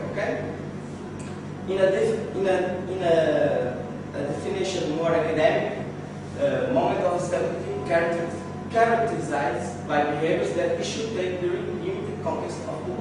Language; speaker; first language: English; non-native, learner; Portuguese